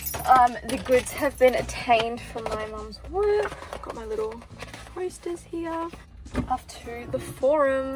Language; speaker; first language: English; native; English